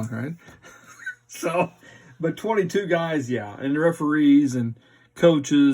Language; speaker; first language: English; native; English